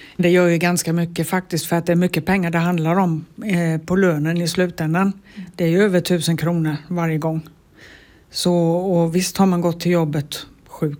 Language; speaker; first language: Swedish; native; Swedish